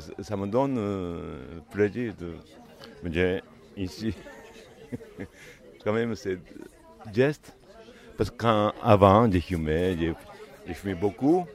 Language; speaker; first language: French; non-native, learner; Japanese